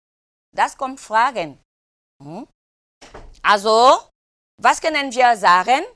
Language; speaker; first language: German; non-native, learner; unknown